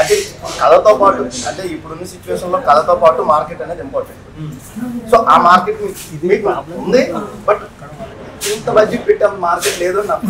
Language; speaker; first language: Telugu; native; Telugu